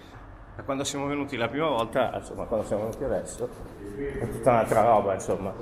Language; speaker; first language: Italian; native; Italian